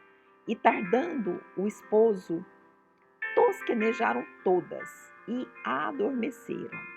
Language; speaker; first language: Portuguese; native; Portuguese